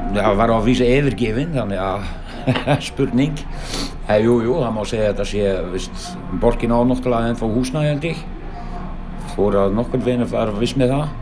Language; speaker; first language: Icelandic; non-native, fluent; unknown